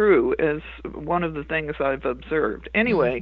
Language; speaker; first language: English; native; English